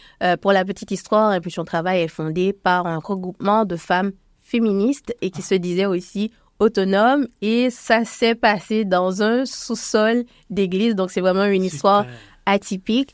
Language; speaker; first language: French; native; French